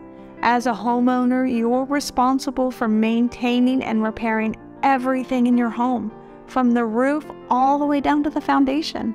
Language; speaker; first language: English; native; English